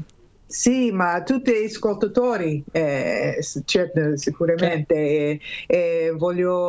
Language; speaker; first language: Italian; non-native, learner; English